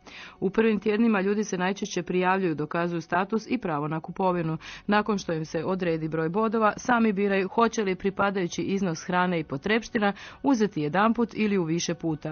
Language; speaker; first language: Croatian; native; Croatian